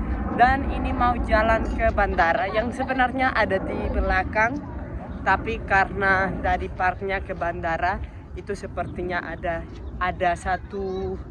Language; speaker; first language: Indonesian; non-native, fluent; Spanish